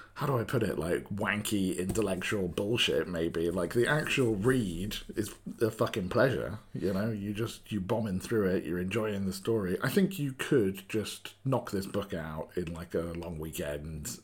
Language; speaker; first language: English; native; English